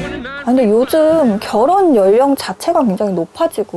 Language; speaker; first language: Korean; native; Korean